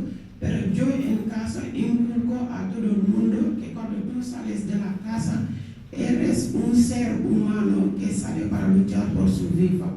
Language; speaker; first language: Spanish; non-native, local second language; Wolof